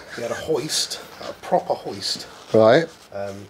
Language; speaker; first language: English; native; English